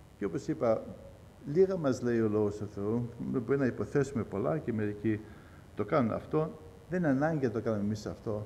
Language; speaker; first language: Greek; early bilingual, heritage; Greek